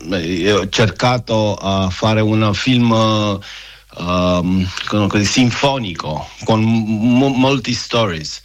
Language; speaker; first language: Italian; non-native, learner; Romanian